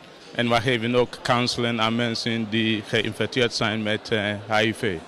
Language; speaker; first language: Dutch; non-native, fluent; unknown